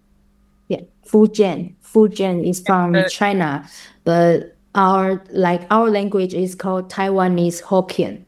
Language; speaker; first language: English; non-native, fluent; Chinese